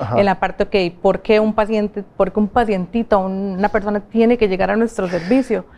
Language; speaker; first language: Spanish; native; Spanish